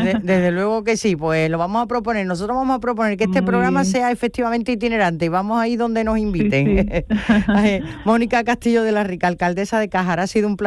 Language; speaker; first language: Spanish; native; Spanish